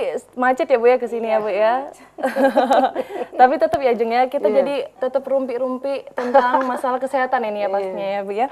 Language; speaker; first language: Indonesian; native; Indonesian